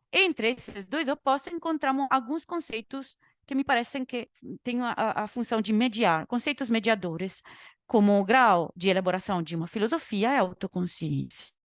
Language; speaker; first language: Portuguese; non-native, fluent; Italian